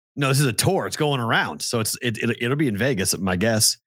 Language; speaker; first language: English; native; English